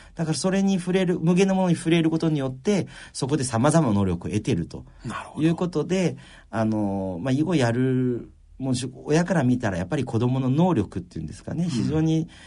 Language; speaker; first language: Japanese; early bilingual, other home language; Chinese